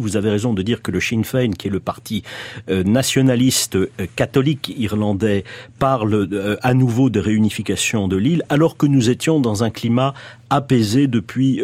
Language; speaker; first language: French; native; French